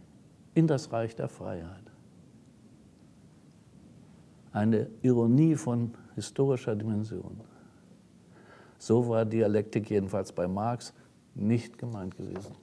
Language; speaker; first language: German; native; German